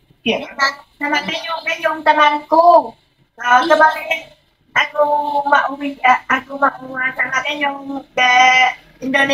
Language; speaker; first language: Indonesian; non-native, learner; Vietnamese